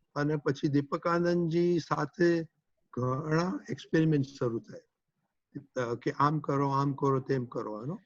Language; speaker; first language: Gujarati; early bilingual, heritage; Gujarati